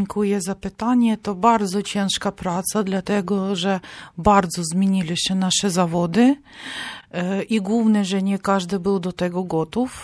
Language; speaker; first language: Polish; non-native, fluent; Ukrainian